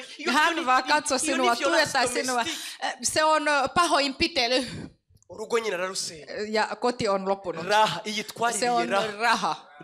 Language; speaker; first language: Finnish; non-native, fluent; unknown